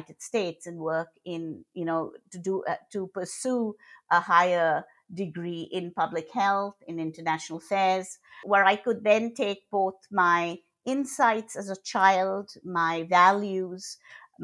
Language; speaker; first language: English; non-native, local second language; Bangla